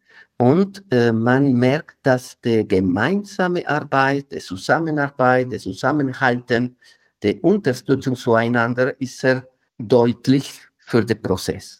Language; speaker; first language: German; non-native, fluent; Spanish